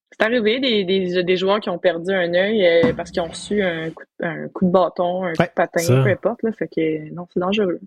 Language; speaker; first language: French; native; French